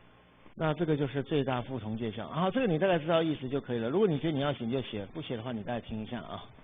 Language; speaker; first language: Chinese; native; Chinese